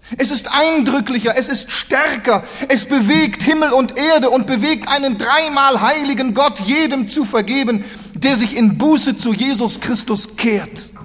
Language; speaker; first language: German; native; German